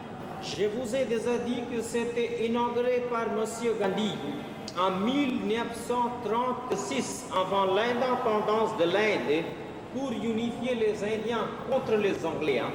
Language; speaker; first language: French; non-native, local second language; Hindi